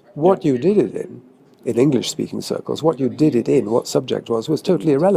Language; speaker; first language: English; native; English